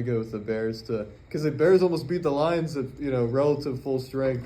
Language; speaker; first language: English; native; English